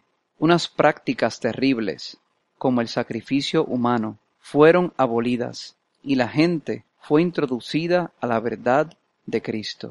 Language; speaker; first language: Spanish; non-native, fluent; English